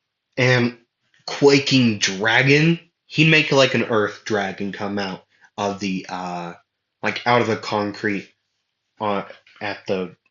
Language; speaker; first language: English; native; English